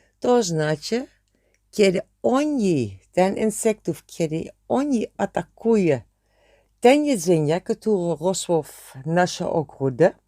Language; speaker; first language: Polish; non-native, learner; Dutch